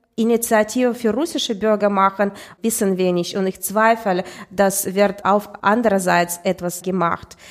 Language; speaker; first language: German; non-native, fluent; Russian